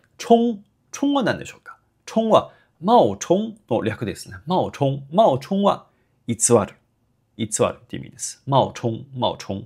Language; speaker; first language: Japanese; non-native, fluent; Chinese